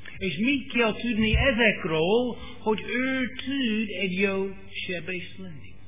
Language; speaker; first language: Hungarian; non-native, fluent; English